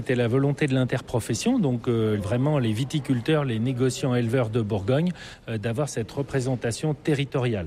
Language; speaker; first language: French; native; French